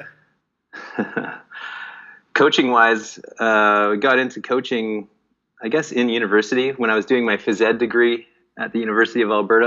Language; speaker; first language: English; native; English